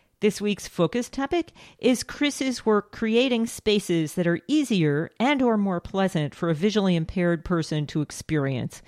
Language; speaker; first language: English; native; English